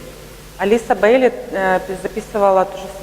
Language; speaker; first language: Russian; native; Russian